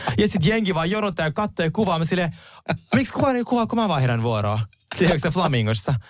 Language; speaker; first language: Finnish; early bilingual, other home language; Russian